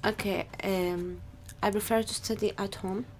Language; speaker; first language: English; non-native, learner; Arabic